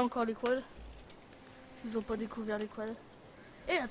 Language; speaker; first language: French; native; French